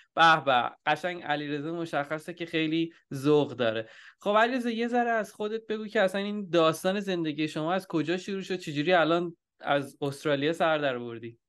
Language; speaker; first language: Persian; native; Persian